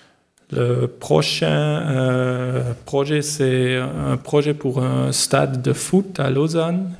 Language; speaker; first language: French; non-native, learner; German